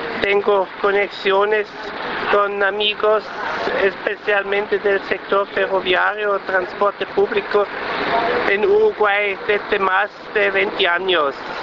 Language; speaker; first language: Spanish; non-native, learner; Swiss German